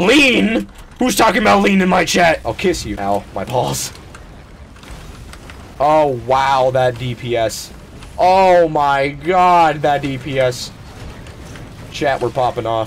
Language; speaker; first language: English; native; English